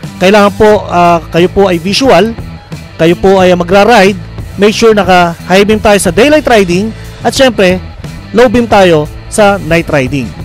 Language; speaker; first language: Filipino; native; Filipino